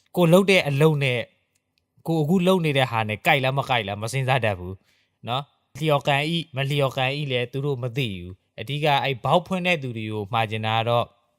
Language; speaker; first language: Burmese; native; Burmese